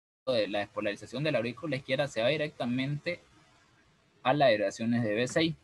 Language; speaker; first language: Spanish; native; Spanish